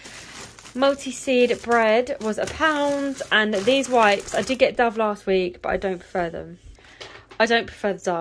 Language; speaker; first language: English; native; English